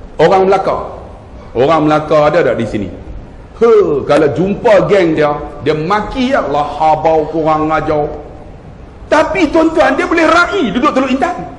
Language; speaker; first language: Malay; native; Malay